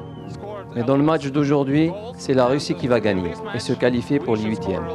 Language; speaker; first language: French; non-native, local second language; Arabic